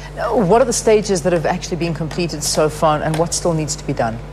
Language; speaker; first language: English; native; English